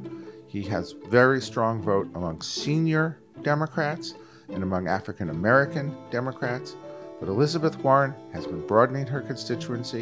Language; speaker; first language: English; native; English